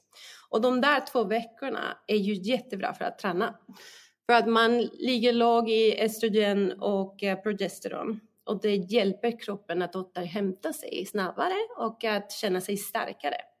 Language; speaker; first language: Swedish; non-native, fluent; Spanish